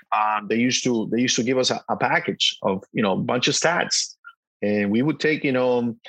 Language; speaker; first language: English; non-native, fluent; Spanish